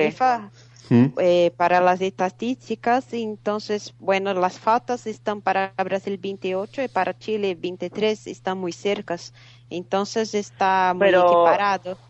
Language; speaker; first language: Spanish; non-native, fluent; Portuguese